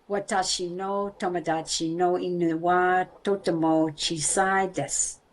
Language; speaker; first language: Japanese; non-native, learner; English